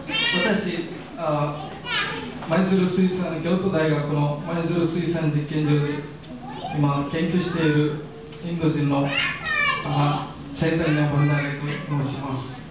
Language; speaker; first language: Japanese; non-native, fluent; Marathi